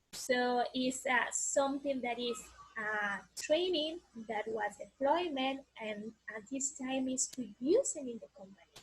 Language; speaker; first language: English; non-native, learner; Spanish